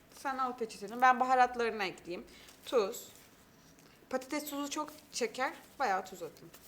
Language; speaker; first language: Turkish; native; Turkish